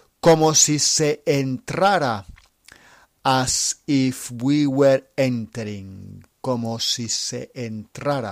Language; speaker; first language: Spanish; non-native, fluent; English